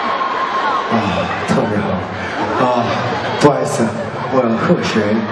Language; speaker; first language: Chinese; non-native, learner; Korean